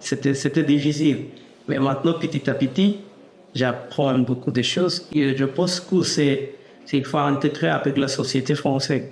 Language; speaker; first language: French; non-native, learner; Bangla